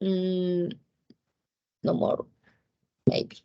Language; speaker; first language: English; non-native, learner; Spanish